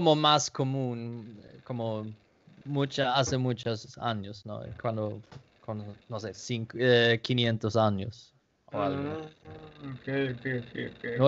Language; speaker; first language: Spanish; non-native, learner; Danish